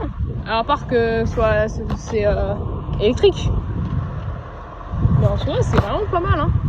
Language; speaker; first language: French; native; French